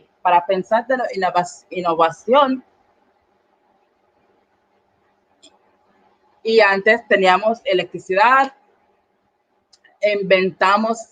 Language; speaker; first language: Spanish; non-native, learner; English